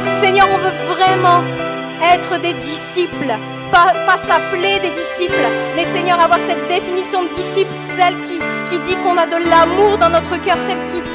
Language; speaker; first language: French; native; French